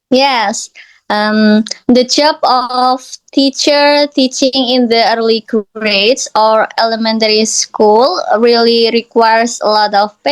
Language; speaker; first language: English; non-native, learner; Indonesian